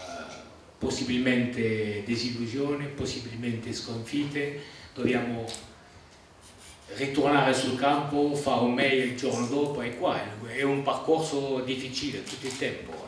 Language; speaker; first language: Italian; non-native, fluent; French